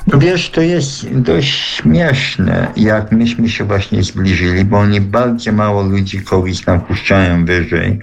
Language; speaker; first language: Polish; early bilingual, heritage; Polish